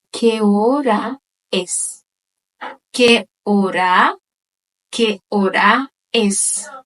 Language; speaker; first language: Spanish; non-native, fluent; Haitian Creole